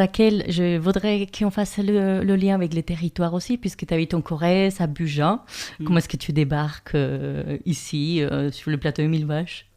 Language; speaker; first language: French; non-native, fluent; Spanish